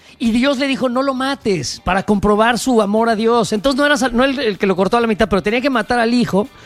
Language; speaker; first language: Spanish; native; Spanish